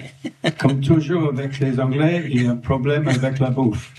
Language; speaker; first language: French; non-native, fluent; English